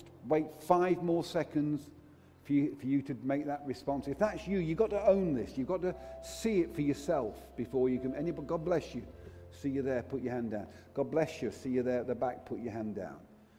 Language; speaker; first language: English; native; English